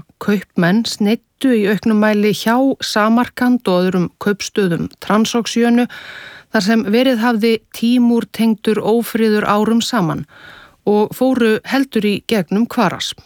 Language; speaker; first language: Icelandic; native; Icelandic